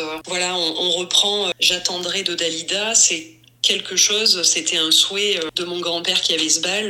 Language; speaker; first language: French; native; French